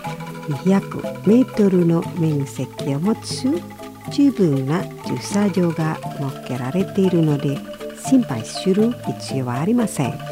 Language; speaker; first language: Japanese; non-native, fluent; Indonesian